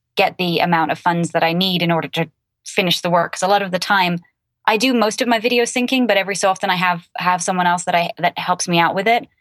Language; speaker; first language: English; native; English